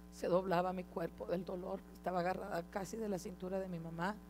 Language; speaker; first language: Spanish; early bilingual, heritage; Spanish